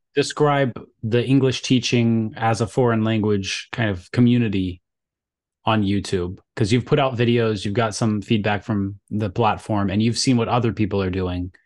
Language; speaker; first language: English; native; English